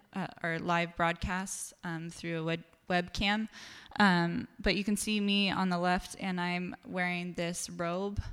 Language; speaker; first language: English; native; English